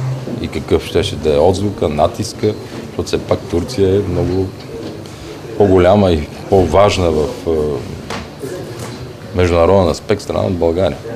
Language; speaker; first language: Bulgarian; native; Bulgarian